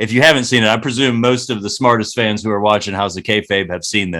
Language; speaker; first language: English; native; English